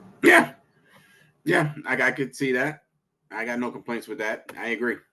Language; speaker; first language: English; native; English